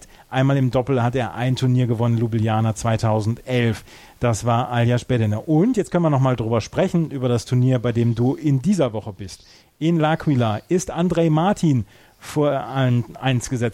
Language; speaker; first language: German; native; German